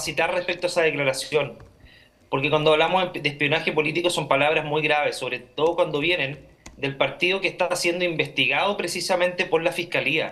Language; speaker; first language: Spanish; native; Spanish